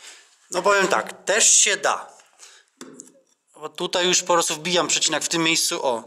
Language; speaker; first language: Polish; native; Polish